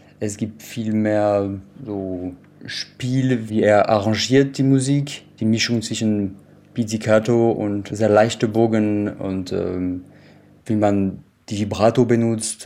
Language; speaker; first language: German; non-native, fluent; French